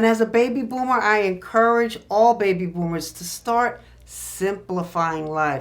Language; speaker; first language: English; native; English